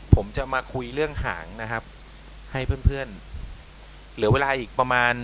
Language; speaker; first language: Thai; native; Thai